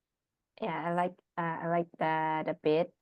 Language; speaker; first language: English; non-native, learner; Indonesian